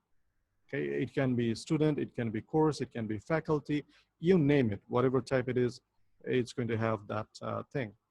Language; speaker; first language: English; non-native, local second language; Bangla